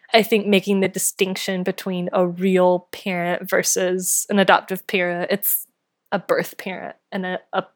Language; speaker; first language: English; native; English